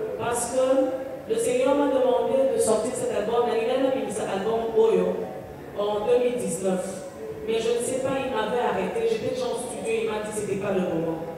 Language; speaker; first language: French; non-native, local second language; Lingala